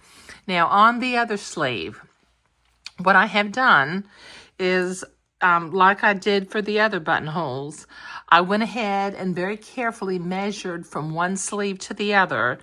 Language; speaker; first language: English; native; English